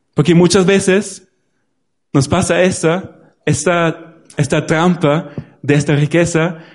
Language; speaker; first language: Spanish; non-native, fluent; German